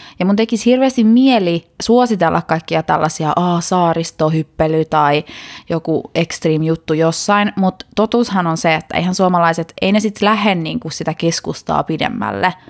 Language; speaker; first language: Finnish; native; Finnish